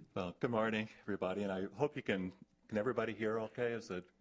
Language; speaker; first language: English; native; English